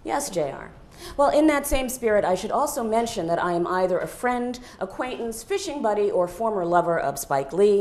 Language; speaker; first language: English; native; English